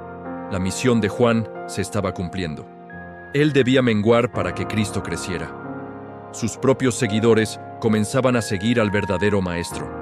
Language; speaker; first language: Spanish; native; Spanish